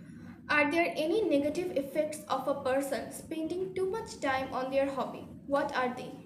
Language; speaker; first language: English; non-native, fluent; Bangla